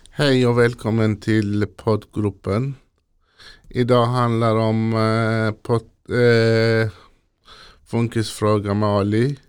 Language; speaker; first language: Swedish; non-native, learner; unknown